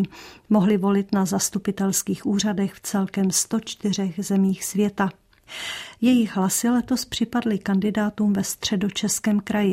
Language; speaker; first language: Czech; native; Czech